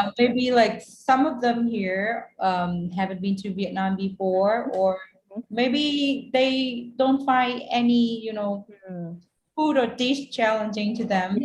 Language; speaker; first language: English; non-native, fluent; Vietnamese